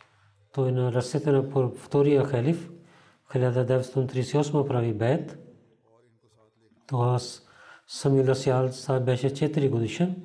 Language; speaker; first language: Bulgarian; non-native, learner; Urdu